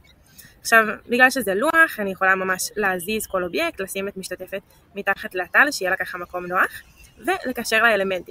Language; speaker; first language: Hebrew; native; Hebrew